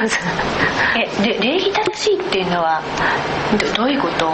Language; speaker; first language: Japanese; native; Japanese